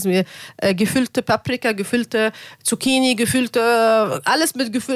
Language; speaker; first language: German; non-native, learner; Arabic